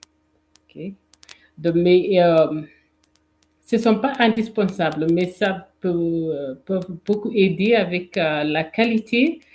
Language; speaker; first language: French; non-native, fluent; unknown